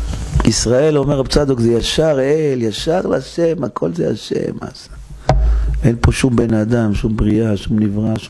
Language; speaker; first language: Hebrew; native; Hebrew